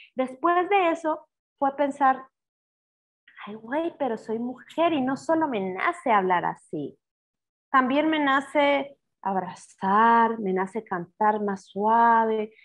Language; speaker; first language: Spanish; native; Spanish